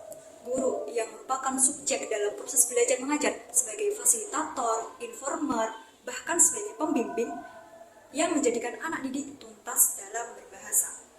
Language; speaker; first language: Indonesian; native; Indonesian